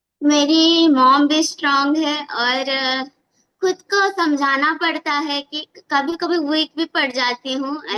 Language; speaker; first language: Hindi; non-native, local second language; Odia